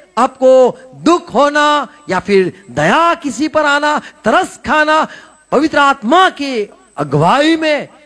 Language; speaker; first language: Hindi; non-native, local second language; Gujarati